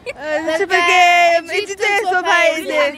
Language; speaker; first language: Italian; early bilingual, other home language; Arabic